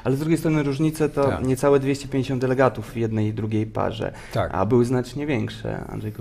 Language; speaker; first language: Polish; native; Polish